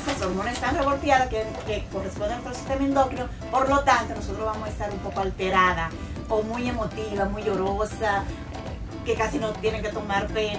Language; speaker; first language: Spanish; native; Spanish